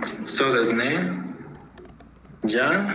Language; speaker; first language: Japanese; non-native, learner; Spanish